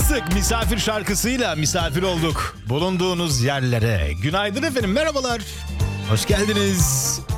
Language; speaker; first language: Turkish; early bilingual, heritage; Turkish